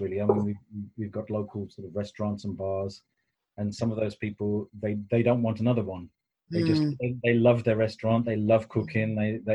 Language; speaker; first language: English; native; English